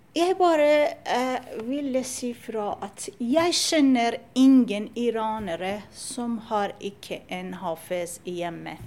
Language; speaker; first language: Norwegian; non-native, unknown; Persian